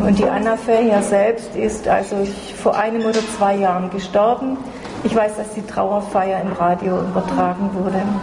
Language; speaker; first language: German; native; German